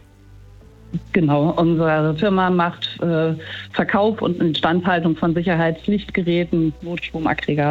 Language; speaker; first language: German; native; German